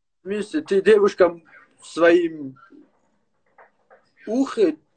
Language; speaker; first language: Russian; native; Russian